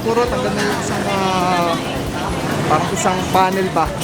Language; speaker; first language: Filipino; native; Filipino